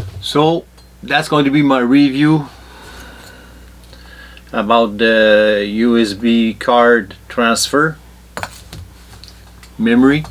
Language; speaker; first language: English; non-native, fluent; French